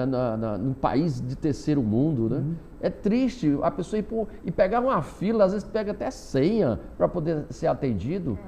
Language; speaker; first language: Portuguese; native; Portuguese